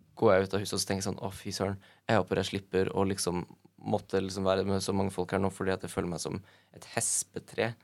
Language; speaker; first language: Norwegian; native; Norwegian